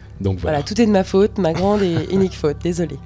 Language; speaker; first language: French; native; French